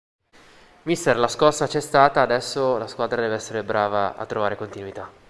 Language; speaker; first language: Italian; native; Italian